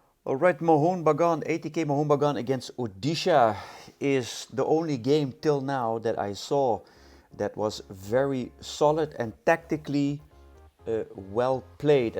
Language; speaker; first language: English; non-native, fluent; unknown